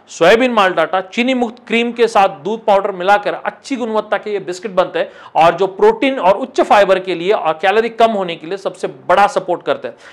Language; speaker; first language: Hindi; non-native, local second language; Marathi